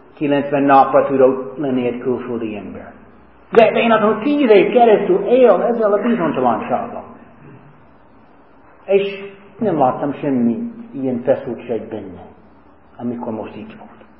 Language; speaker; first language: Hungarian; non-native, fluent; English